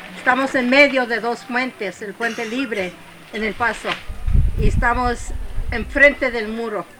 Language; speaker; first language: Spanish; early bilingual, heritage; Spanish